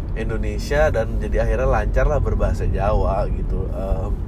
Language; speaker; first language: Indonesian; native; Indonesian